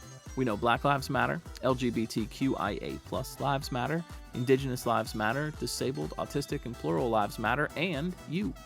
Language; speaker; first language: English; native; English